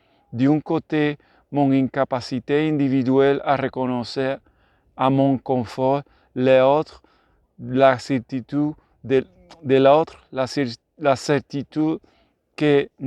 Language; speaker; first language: French; non-native, learner; Spanish